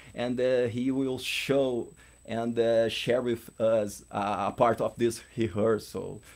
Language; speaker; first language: English; non-native, learner; Portuguese